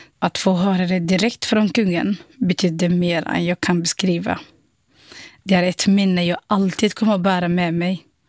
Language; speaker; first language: Swedish; non-native, fluent; Somali